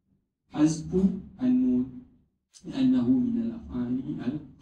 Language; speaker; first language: Arabic; non-native, learner; Malay